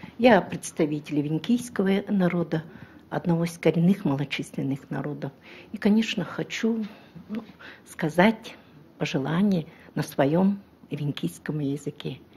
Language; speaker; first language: Russian; non-native, local second language; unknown